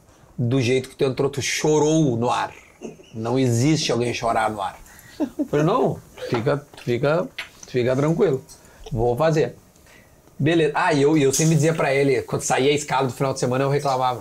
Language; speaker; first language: Portuguese; native; Portuguese